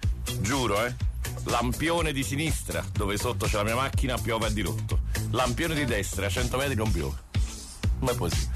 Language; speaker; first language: Italian; native; Italian